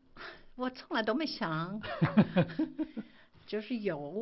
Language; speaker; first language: Chinese; non-native, fluent; English